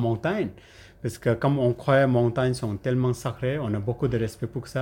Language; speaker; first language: French; non-native, learner; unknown